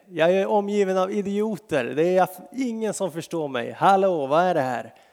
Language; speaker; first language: Swedish; native; Swedish